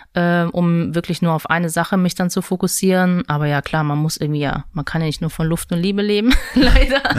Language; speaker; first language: German; native; German